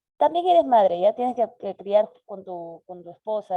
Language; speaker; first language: Spanish; native; Spanish